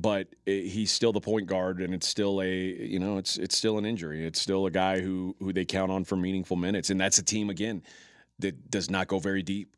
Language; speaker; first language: English; native; English